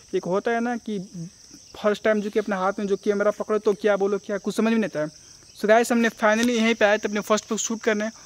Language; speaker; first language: Hindi; native; Hindi